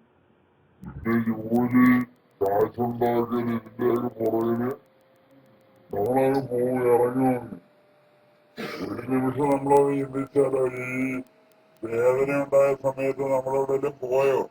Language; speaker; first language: Malayalam; native; Malayalam